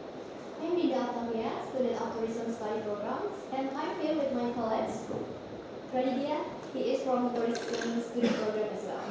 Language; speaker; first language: English; non-native, learner; Indonesian